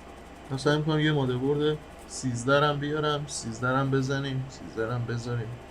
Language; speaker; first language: Persian; native; Persian